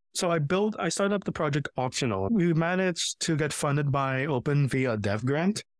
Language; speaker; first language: English; early bilingual, other home language; Filipino